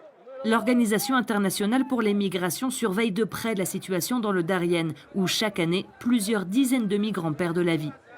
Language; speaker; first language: French; native; French